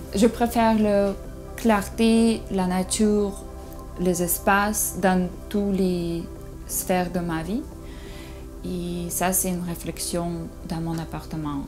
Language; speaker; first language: French; non-native, learner; Russian